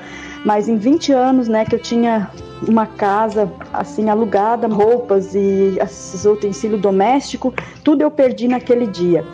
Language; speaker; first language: Portuguese; native; Portuguese